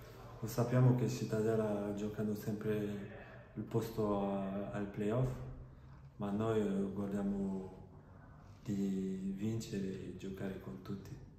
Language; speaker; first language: Italian; non-native, fluent; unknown